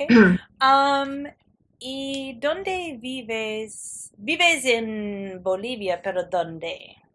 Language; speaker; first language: Spanish; non-native, fluent; English